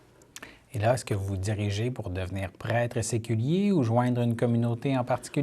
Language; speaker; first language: French; native; French